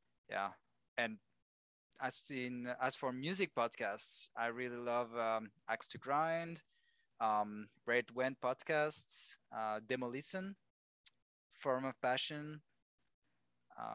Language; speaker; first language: English; non-native, fluent; French